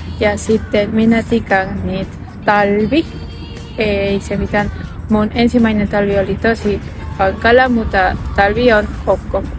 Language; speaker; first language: Finnish; non-native, learner; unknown